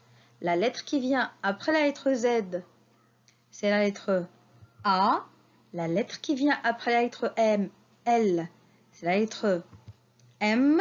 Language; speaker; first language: French; non-native, local second language; Arabic